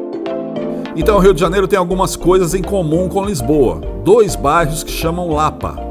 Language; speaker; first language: Portuguese; native; Portuguese